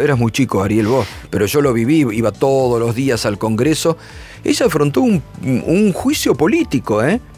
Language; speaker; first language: Spanish; native; Spanish